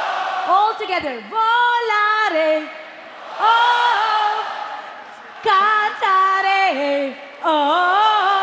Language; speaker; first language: English; non-native, fluent; Turkish